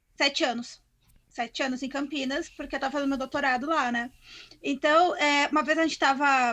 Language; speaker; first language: Portuguese; native; Portuguese